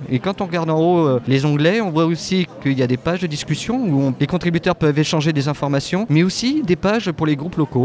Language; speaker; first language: French; native; French